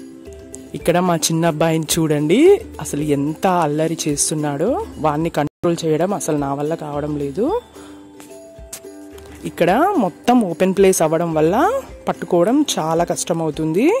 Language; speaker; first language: Telugu; native; Telugu